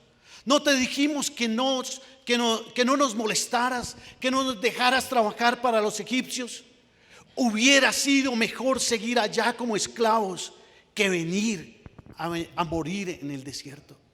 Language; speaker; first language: Spanish; native; Spanish